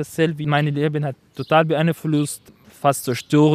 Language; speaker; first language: German; non-native, fluent; Arabic